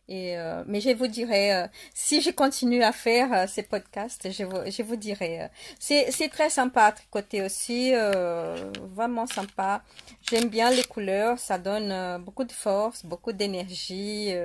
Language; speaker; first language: French; non-native, fluent; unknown